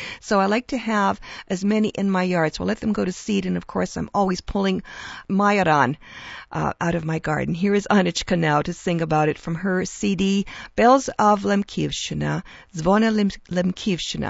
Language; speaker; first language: English; early bilingual, other home language; Ukrainian